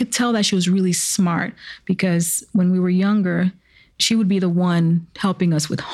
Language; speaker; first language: English; native; English